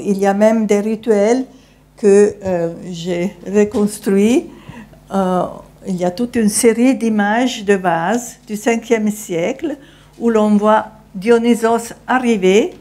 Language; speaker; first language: French; non-native, fluent; Italian